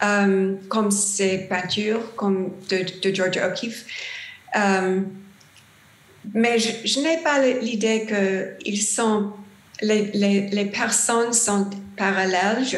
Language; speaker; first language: French; non-native, learner; English